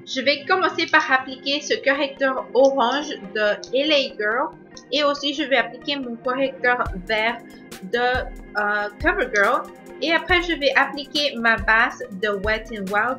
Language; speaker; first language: French; non-native, fluent; Spanish